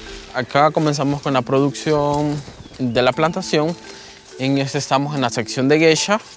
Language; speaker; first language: Spanish; native; Spanish